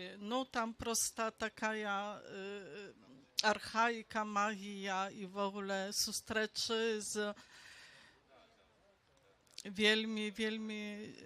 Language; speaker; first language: Polish; non-native, local second language; Belarusian